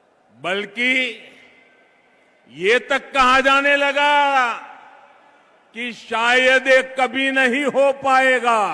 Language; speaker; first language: Hindi; non-native, local second language; Gujarati